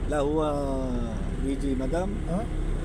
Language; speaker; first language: Arabic; non-native, learner; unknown